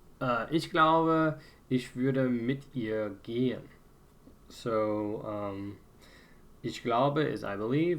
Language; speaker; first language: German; non-native, fluent; English